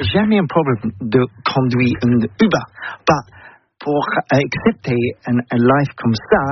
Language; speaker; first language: French; non-native, learner; English